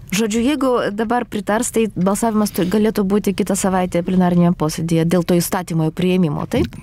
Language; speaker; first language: Lithuanian; non-native, local second language; Polish